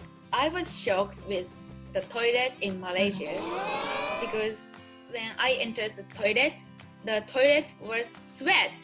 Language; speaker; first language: English; non-native, learner; Japanese